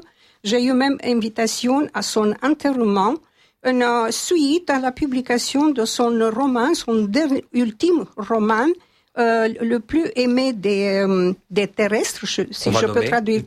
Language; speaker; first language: French; non-native, fluent; Romanian